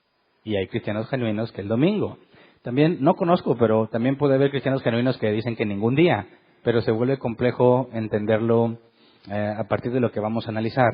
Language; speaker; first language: Spanish; native; Spanish